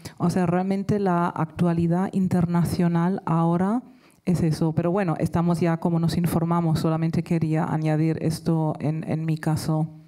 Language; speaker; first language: Spanish; non-native, fluent; German